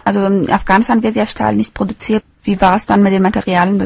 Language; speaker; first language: German; native; German